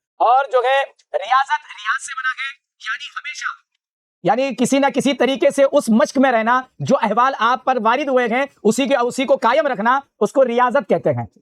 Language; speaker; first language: Urdu; native; Urdu